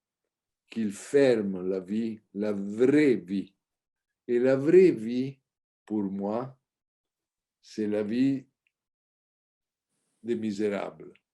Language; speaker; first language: French; non-native, learner; Italian